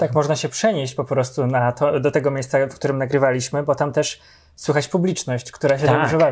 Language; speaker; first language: Polish; native; Polish